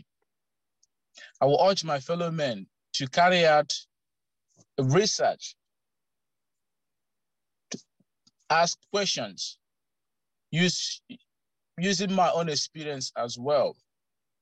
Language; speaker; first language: English; non-native, local second language; Igbo